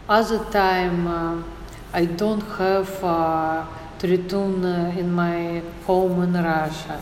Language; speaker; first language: English; non-native, learner; Russian